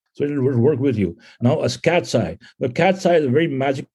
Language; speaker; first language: English; non-native, local second language; Punjabi